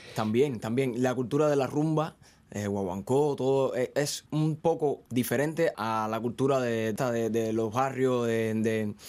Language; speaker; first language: Spanish; native; Spanish